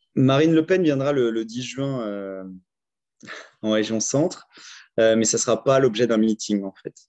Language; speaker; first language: French; native; French